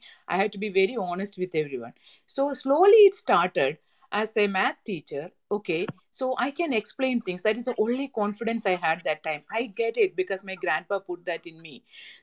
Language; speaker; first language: English; non-native, local second language; Malayalam